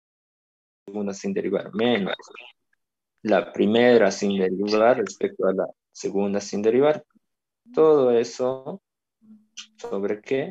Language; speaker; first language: Spanish; native; Spanish